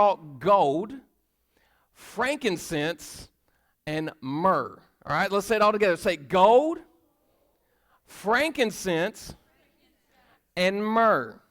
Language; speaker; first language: English; native; English